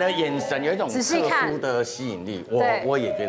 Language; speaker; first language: Chinese; native; Chinese